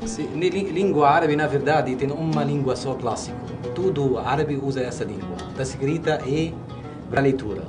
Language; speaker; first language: Portuguese; non-native, learner; Arabic